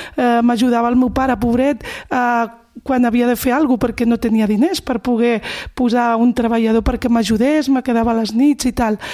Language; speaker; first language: Catalan; non-native, local second language; Spanish